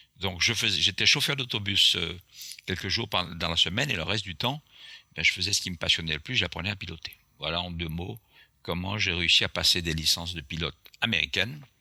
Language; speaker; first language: French; non-native, local second language; Guadeloupean Creole French